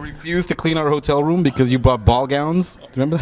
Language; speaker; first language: English; native; English